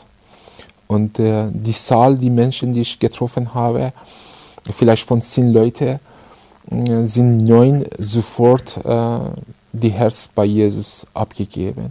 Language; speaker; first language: German; non-native, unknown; Persian